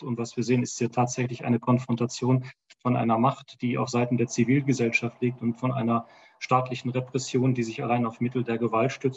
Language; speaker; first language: German; native; German